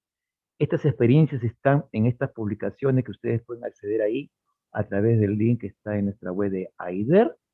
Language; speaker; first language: Spanish; native; Spanish